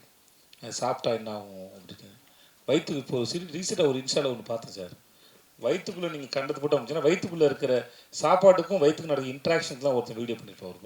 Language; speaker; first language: Tamil; native; Tamil